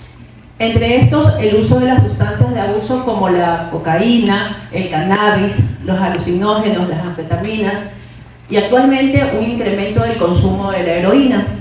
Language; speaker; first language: Spanish; native; Spanish